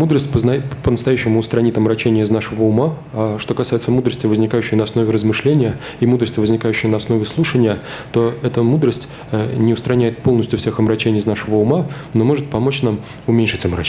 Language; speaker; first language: Russian; native; Russian